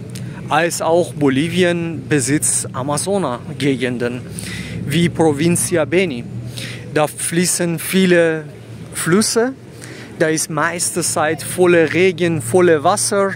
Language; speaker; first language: German; non-native, fluent; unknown